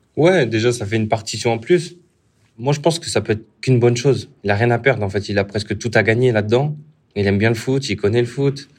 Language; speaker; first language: French; native; French